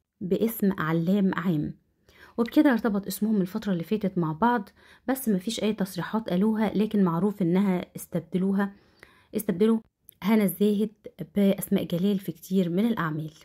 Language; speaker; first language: Arabic; native; Arabic